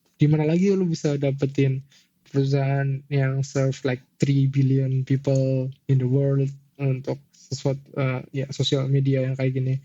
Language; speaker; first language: Indonesian; native; Indonesian